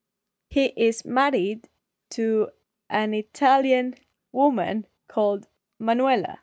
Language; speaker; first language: English; non-native, learner; Spanish